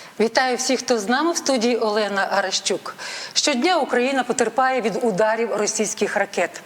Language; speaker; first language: Ukrainian; native; Ukrainian